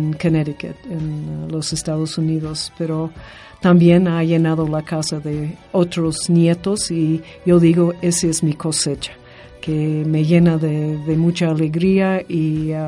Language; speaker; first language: Spanish; non-native, fluent; English